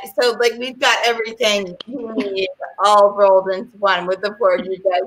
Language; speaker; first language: English; native; English